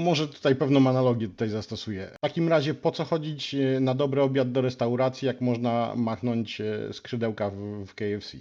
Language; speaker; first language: Polish; native; Polish